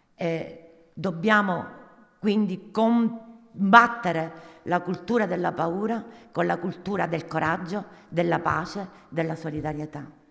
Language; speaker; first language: Italian; native; Italian